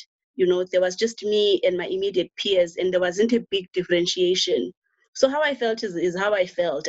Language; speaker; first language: English; non-native, local second language; Xhosa